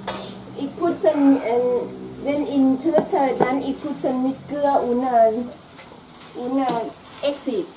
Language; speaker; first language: German; non-native, learner; Thai